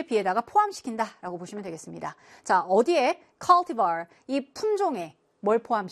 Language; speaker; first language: Korean; native; Korean